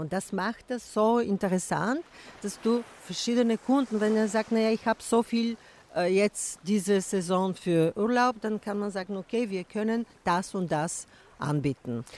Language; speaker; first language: German; non-native, fluent; Bulgarian